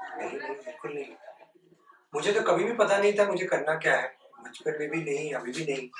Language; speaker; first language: Hindi; non-native, local second language; Bangla